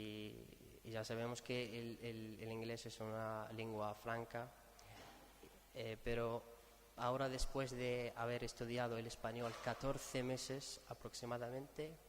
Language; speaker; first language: Spanish; non-native, fluent; Arabic